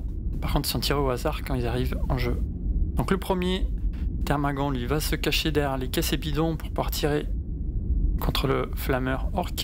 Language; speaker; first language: French; native; French